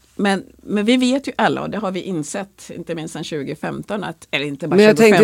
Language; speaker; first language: Swedish; early bilingual, other home language; Swahili